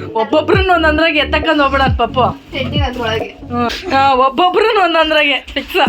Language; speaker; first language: Kannada; native; Kannada